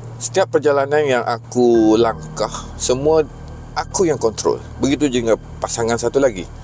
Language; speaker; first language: Malay; native; Malay